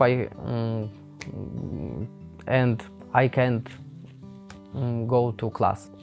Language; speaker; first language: English; non-native, learner; Ukrainian